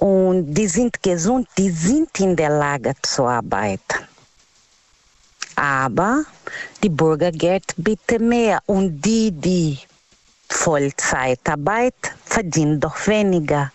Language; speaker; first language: German; non-native, learner; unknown